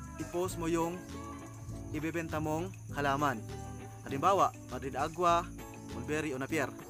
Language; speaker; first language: Filipino; non-native, local second language; Cebuano